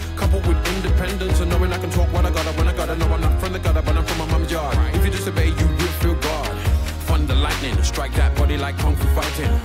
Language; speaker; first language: English; native; English